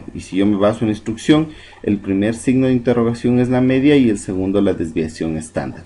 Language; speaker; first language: Spanish; native; Spanish